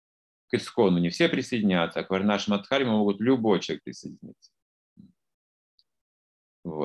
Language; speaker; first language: Russian; native; Russian